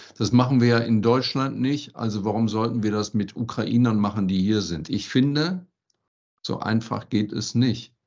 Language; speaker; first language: German; native; German